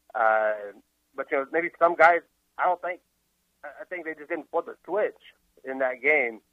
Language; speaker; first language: English; native; English